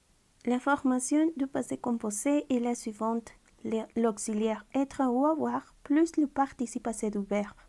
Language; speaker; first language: French; non-native, fluent; Spanish